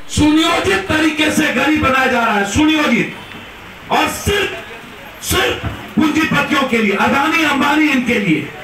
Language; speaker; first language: Hindi; native; Hindi